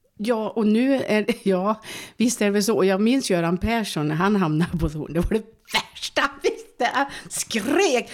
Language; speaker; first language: Swedish; native; Swedish